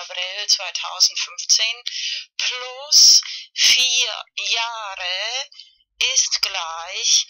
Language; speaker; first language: German; non-native, learner; Spanish